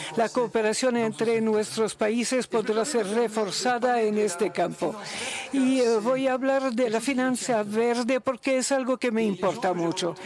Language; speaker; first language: Spanish; non-native, learner; Luxembourgish